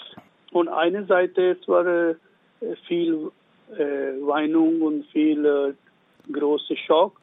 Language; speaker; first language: German; non-native, learner; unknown